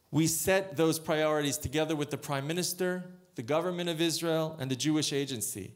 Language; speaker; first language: English; native; English